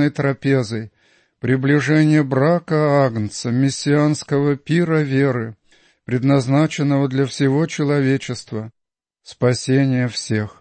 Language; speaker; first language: Russian; native; Russian